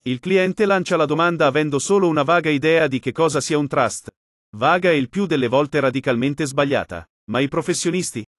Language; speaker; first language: Italian; native; Italian